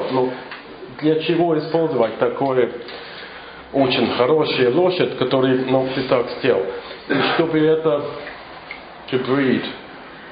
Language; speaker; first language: Russian; non-native, fluent; English